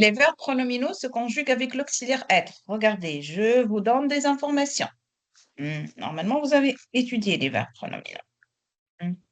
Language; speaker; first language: French; non-native, local second language; Arabic